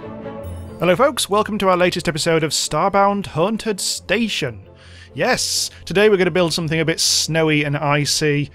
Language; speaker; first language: English; native; English